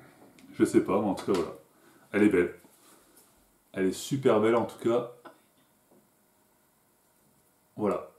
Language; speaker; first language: French; native; French